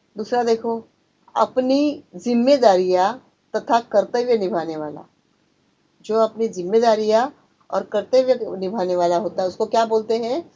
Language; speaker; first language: Hindi; non-native, local second language; Marathi